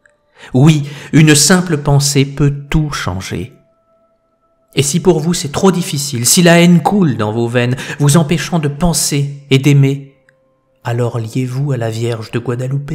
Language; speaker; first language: French; native; French